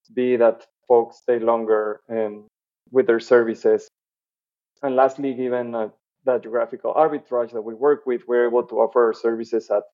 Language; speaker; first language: English; non-native, fluent; Spanish